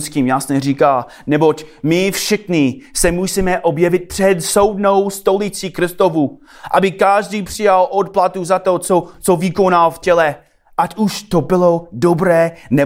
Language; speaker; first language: Czech; non-native, fluent; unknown